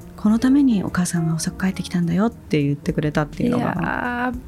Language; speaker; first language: Japanese; native; Japanese